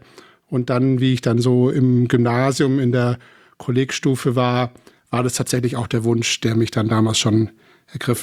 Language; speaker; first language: German; native; German